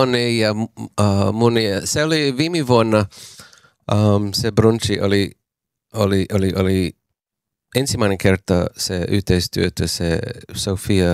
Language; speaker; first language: Finnish; non-native, fluent; English